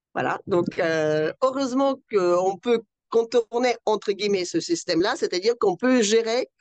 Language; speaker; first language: French; non-native, fluent; Russian